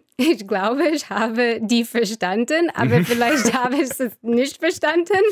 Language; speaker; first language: German; non-native, fluent; English